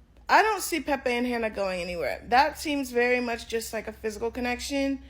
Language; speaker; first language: English; native; English